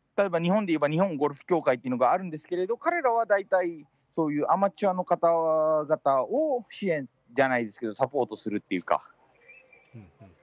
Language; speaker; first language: Japanese; early bilingual, heritage; Japanese